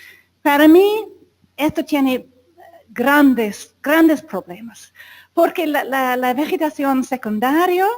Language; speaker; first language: Spanish; non-native, fluent; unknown